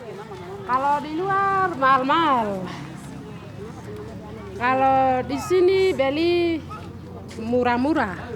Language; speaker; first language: Indonesian; non-native, local second language; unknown